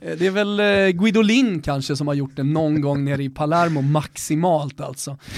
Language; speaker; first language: Swedish; native; Swedish